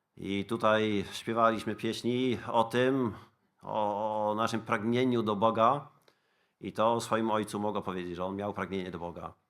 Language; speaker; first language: Polish; non-native, fluent; Dutch